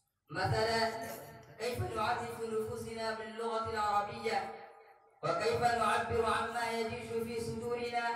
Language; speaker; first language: Arabic; non-native, learner; Urdu